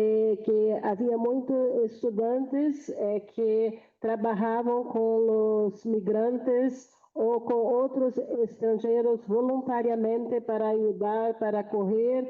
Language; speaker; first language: Portuguese; non-native, fluent; Spanish